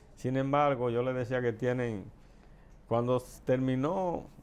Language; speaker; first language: Spanish; native; Spanish